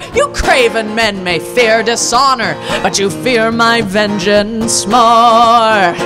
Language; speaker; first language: English; native; English